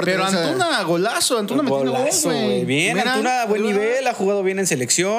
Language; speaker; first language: Spanish; native; Spanish